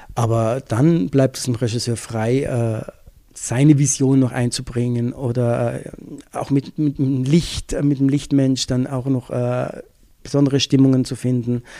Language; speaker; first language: German; native; German